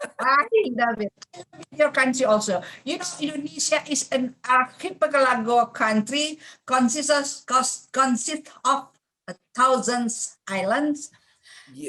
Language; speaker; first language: English; non-native, learner; Indonesian